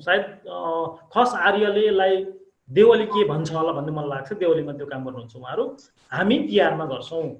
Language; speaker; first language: Nepali; non-native, local second language; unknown